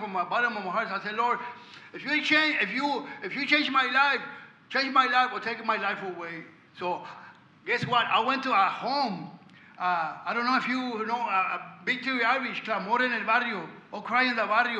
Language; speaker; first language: English; non-native, learner; Spanish